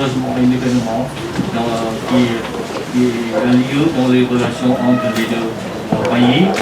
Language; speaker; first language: French; non-native, learner; Vietnamese